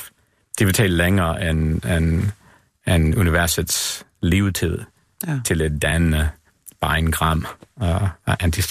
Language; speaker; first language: Danish; non-native, fluent; English